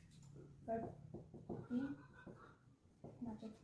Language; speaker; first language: English; non-native, learner; Indonesian